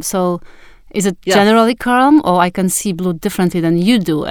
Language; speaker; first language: English; non-native, fluent; Polish